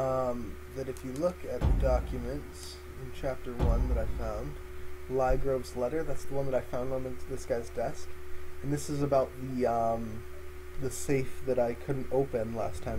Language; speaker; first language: English; native; English